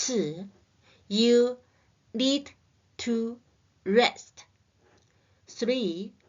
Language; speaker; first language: English; non-native, learner; Chinese